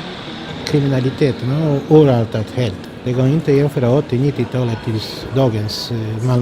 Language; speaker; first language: Swedish; non-native, fluent; Polish